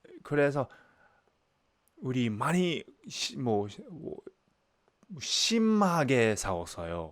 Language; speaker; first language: Korean; non-native, learner; English